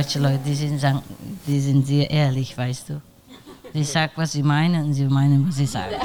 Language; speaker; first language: German; non-native, learner; Vietnamese